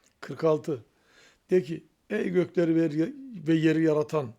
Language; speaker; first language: Turkish; native; Turkish